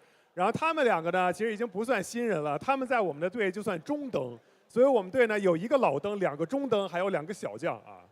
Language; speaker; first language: Chinese; native; Chinese